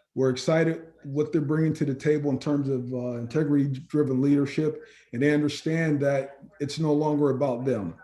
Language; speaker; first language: English; native; English